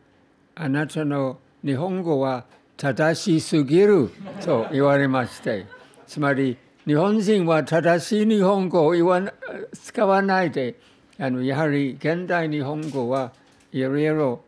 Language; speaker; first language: Japanese; non-native, fluent; English